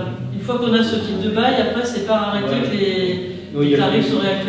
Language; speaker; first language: French; native; French